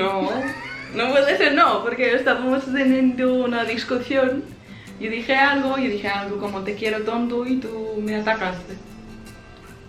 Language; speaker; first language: Spanish; non-native, fluent; English